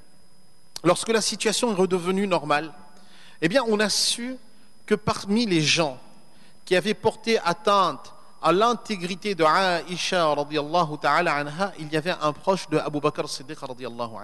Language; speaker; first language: French; native; French